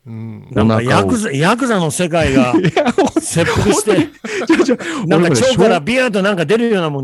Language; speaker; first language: Japanese; native; Japanese